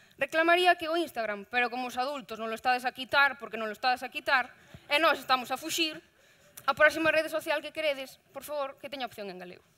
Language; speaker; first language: Galician; native; Galician